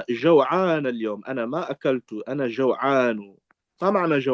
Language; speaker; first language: Arabic; non-native, fluent; English